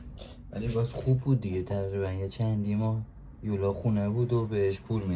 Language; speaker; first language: Persian; native; Persian